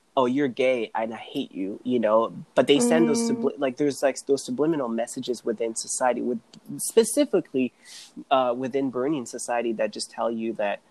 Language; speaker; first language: English; non-native, fluent; Rundi